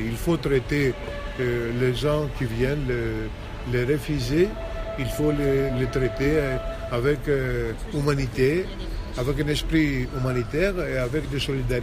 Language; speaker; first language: French; non-native, fluent; Greek